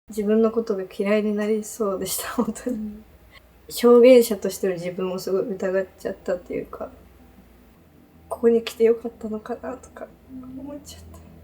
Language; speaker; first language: Japanese; native; Japanese